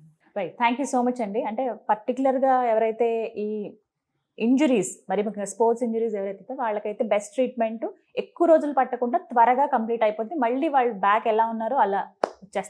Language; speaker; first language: Telugu; native; Telugu